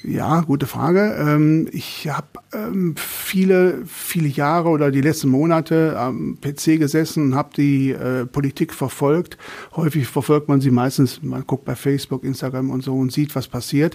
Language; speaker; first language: German; native; German